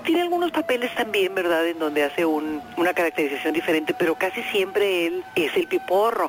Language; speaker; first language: Spanish; native; Spanish